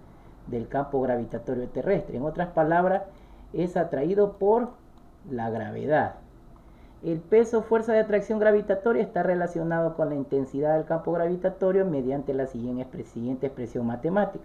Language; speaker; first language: Spanish; native; Spanish